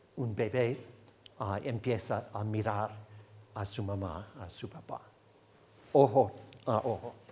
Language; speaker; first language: Spanish; non-native, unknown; English